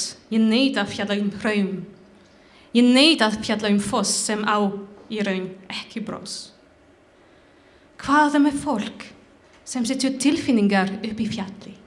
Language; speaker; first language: Icelandic; non-native, learner; French